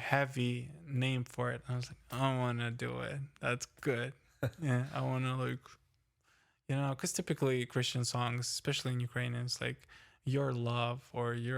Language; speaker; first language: English; non-native, fluent; Ukrainian